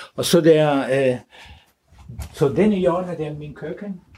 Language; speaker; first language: Danish; non-native, fluent; Italian